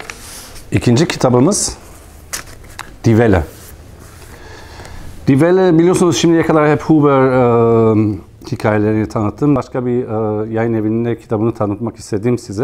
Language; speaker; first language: Turkish; non-native, fluent; German